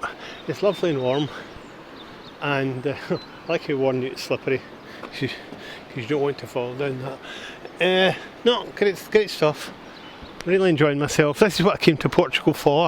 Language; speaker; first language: English; native; English